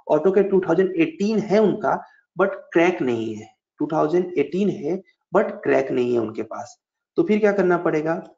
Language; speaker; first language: Hindi; native; Hindi